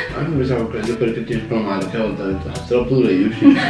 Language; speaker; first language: Italian; native; Italian